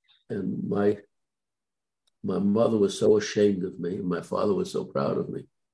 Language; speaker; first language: English; native; English